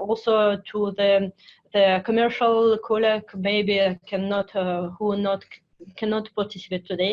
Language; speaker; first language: English; non-native, fluent; French